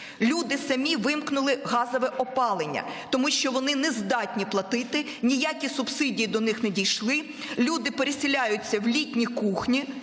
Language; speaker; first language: Ukrainian; non-native, local second language; Russian